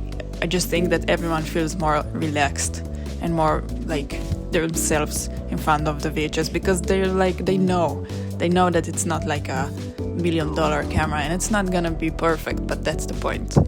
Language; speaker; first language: English; non-native, fluent; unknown